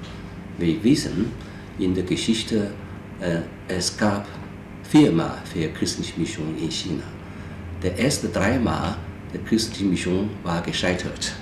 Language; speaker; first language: German; non-native, fluent; Chinese